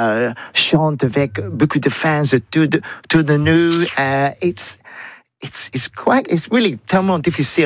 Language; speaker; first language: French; non-native, learner; English